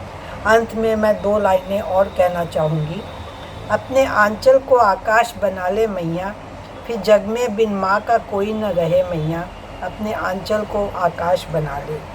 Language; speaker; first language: Hindi; native; Hindi